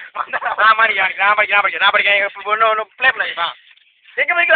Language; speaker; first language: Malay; non-native, local second language; Tamil